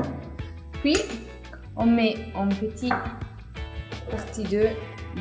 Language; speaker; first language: French; non-native, fluent; Italian